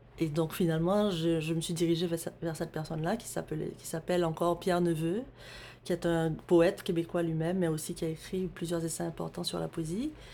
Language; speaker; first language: French; native; French